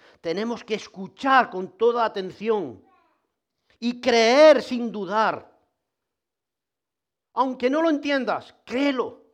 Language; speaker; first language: Spanish; native; Spanish